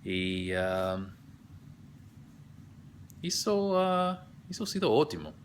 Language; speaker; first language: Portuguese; non-native, learner; English